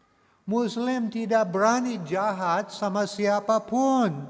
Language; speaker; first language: Indonesian; non-native, learner; English